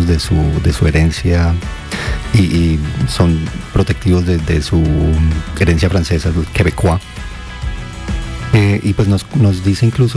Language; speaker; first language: Spanish; non-native, fluent; English